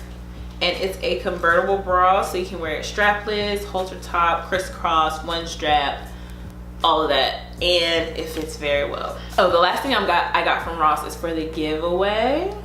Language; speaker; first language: English; native; English